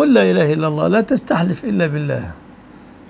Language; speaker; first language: Arabic; native; Arabic